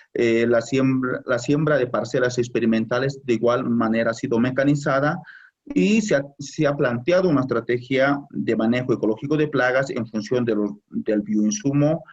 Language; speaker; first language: Spanish; native; Spanish